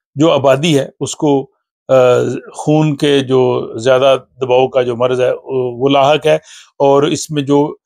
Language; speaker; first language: Urdu; non-native, local second language; Punjabi